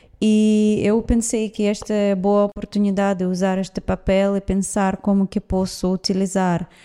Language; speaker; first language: Portuguese; non-native, fluent; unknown